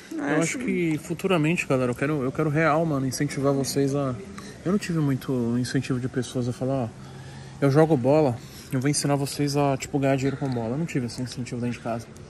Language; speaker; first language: Portuguese; native; Portuguese